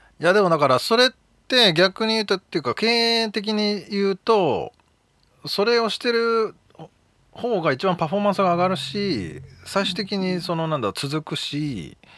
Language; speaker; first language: Japanese; native; Japanese